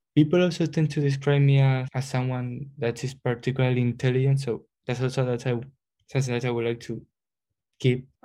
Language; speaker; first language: English; non-native, fluent; Spanish